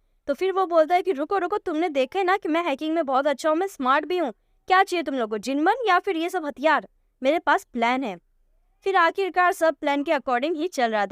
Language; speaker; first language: Hindi; native; Hindi